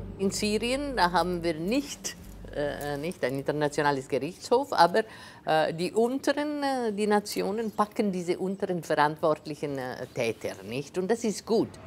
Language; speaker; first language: German; non-native, local second language; Italian